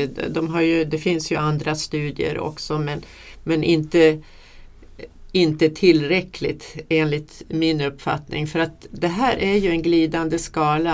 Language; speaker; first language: Swedish; native; Swedish